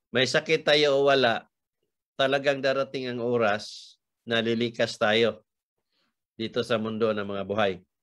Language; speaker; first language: Filipino; native; Filipino